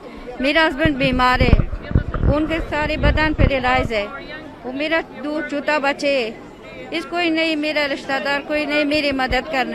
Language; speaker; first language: Hindi; non-native, learner; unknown